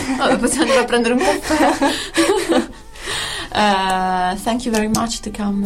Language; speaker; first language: Italian; native; Italian